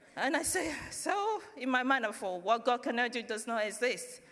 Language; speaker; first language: English; non-native, local second language; Yoruba